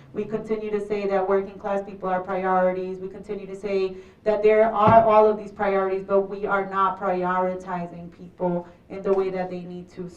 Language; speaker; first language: English; early bilingual, other home language; Spanish